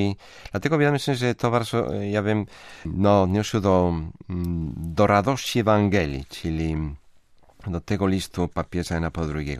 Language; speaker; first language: Polish; non-native, fluent; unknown